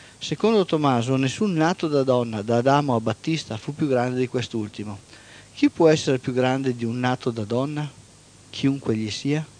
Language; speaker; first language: Italian; native; Italian